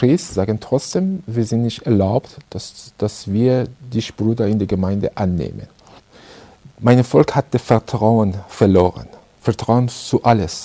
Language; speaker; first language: German; non-native, fluent; Persian